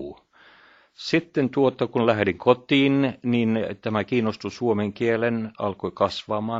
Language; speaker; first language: Finnish; early bilingual, heritage; Norwegian